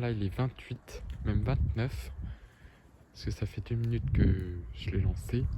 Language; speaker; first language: French; native; French